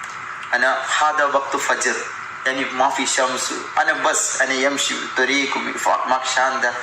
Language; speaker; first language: Arabic; non-native, learner; Malayalam